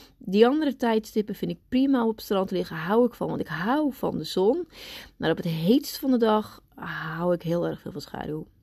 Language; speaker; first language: Dutch; native; Dutch